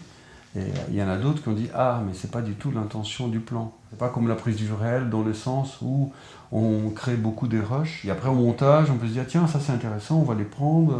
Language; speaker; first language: French; non-native, fluent; Portuguese